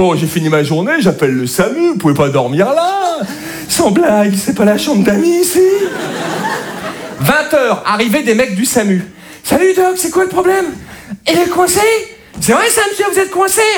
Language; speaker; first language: French; native; French